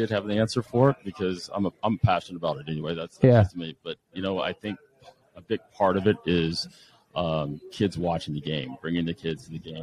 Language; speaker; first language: English; native; English